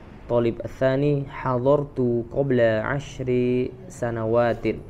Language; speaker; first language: Arabic; non-native, fluent; Indonesian